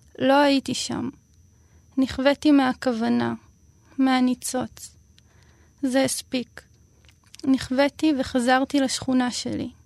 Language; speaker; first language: Hebrew; early bilingual, other home language; Russian